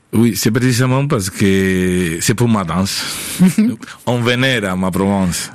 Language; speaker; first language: French; non-native, fluent; Spanish